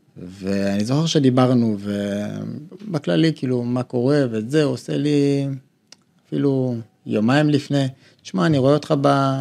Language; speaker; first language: Hebrew; early bilingual, other home language; Amharic